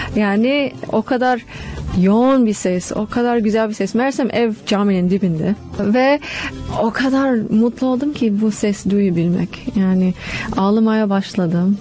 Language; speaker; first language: Turkish; non-native, fluent; English